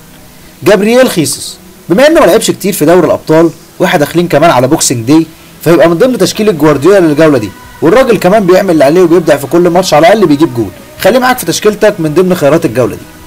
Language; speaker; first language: Arabic; native; Arabic